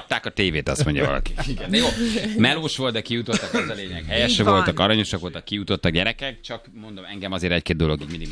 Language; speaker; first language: Hungarian; native; Hungarian